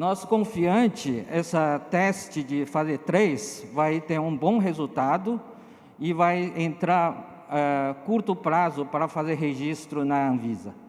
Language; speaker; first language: Portuguese; non-native, learner; Chinese